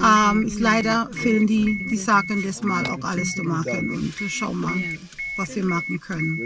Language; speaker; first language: German; non-native, fluent; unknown